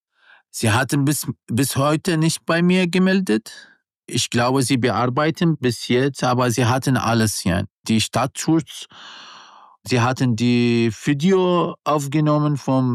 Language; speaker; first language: German; non-native, learner; Arabic